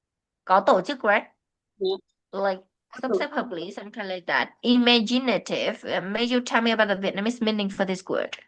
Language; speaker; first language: English; non-native, fluent; Vietnamese